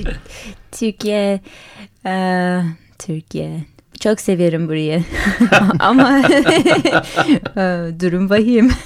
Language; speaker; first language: Turkish; early bilingual, heritage; English